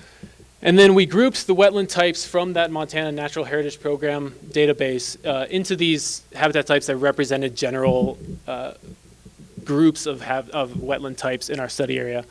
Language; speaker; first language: English; native; English